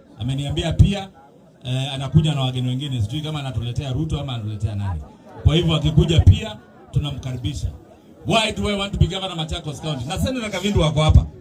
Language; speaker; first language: Swahili; non-native, local second language; Kamba